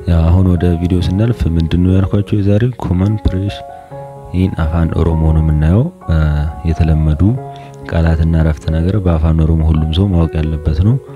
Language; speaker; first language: Amharic; non-native, local second language; Oromo